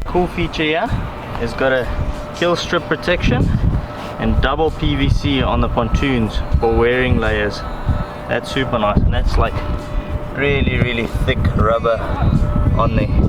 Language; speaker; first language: English; native; English